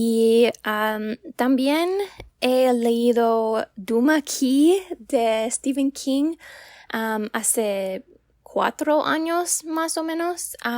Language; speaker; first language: Spanish; non-native, learner; English